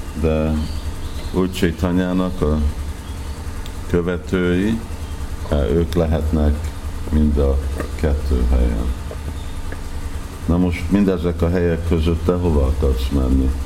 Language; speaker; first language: Hungarian; early bilingual, heritage; Hungarian